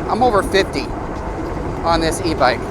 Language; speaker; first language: English; native; English